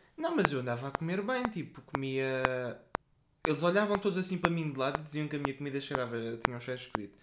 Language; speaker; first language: Portuguese; native; Portuguese